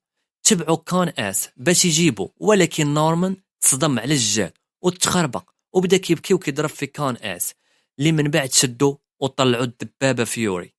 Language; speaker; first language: Arabic; native; Arabic